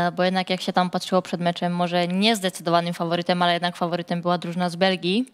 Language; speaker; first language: Polish; non-native, fluent; Serbian